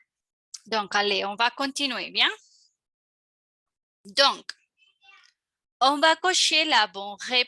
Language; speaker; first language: French; non-native, fluent; Spanish